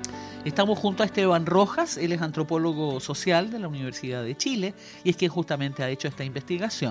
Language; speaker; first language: Spanish; native; Spanish